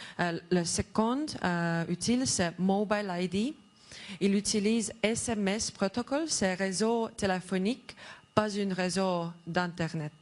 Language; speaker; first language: French; non-native, learner; Estonian